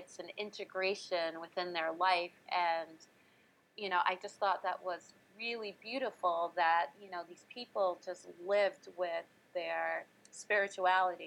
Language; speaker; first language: English; native; English